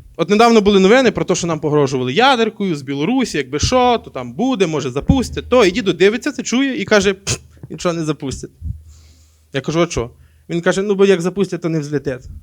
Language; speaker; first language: Ukrainian; native; Ukrainian